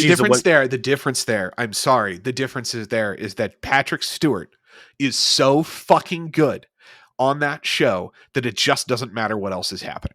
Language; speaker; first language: English; native; English